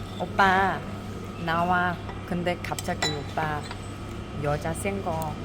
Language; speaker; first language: Korean; non-native, learner; Vietnamese